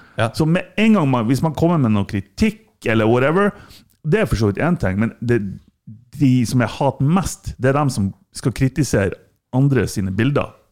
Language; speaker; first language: Norwegian; native; Norwegian